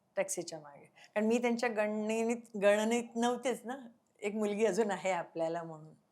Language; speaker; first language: Marathi; non-native, local second language; Konkani